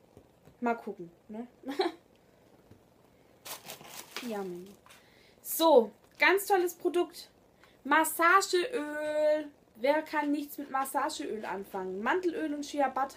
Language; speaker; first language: German; native; German